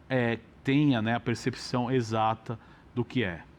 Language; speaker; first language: Portuguese; native; Portuguese